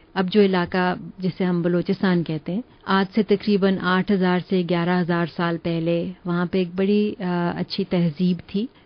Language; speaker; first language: Urdu; native; Urdu